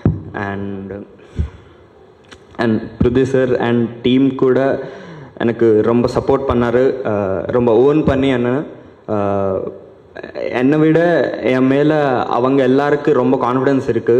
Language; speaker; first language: Tamil; non-native, learner; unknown